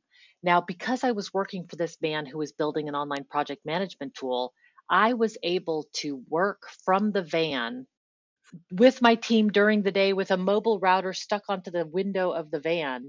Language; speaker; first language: English; native; English